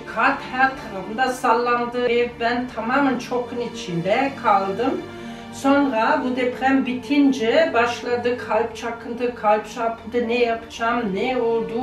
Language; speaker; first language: Turkish; non-native, learner; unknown